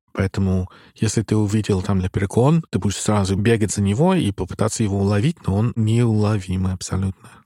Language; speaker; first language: Russian; non-native, fluent; English